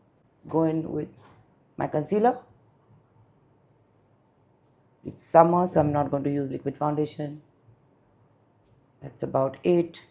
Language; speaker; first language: English; non-native, local second language; Bangla